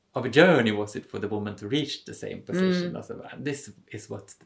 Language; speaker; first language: English; non-native, fluent; Swedish